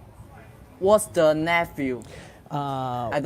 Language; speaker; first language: English; non-native, learner; Chinese